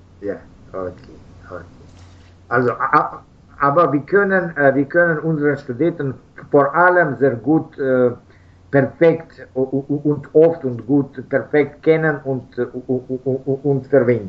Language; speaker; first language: German; non-native, fluent; Russian